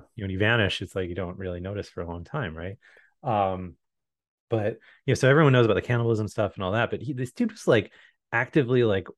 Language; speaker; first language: English; native; English